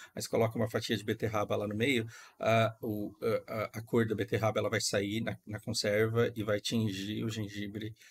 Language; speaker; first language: Portuguese; native; Portuguese